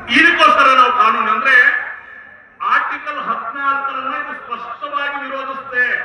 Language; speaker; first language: Kannada; non-native, local second language; Urdu